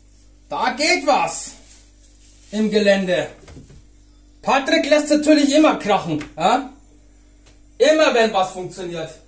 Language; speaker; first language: German; native; German